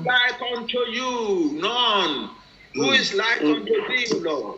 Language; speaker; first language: English; non-native, local second language; Yoruba